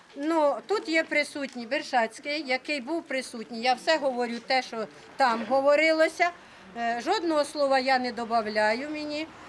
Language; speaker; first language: Ukrainian; native; Ukrainian